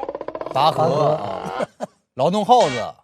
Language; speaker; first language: Chinese; native; Chinese